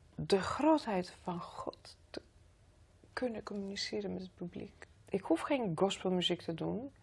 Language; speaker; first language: Dutch; non-native, fluent; Greek